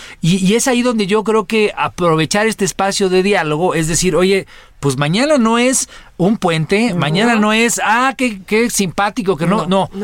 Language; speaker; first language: Spanish; native; Spanish